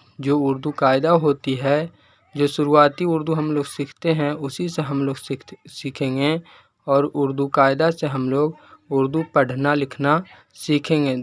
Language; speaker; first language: Urdu; native; Urdu